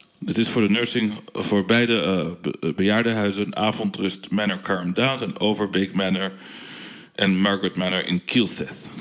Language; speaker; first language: Dutch; early bilingual, heritage; Dutch